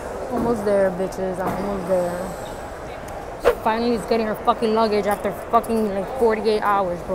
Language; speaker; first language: English; early bilingual, other home language; Spanish